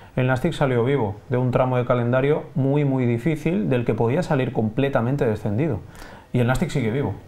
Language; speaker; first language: Spanish; non-native, local second language; Catalan